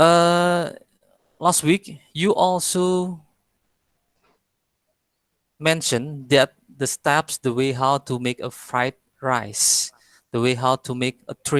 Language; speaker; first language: English; non-native, fluent; Indonesian